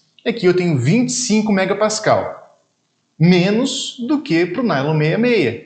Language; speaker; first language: Portuguese; native; Portuguese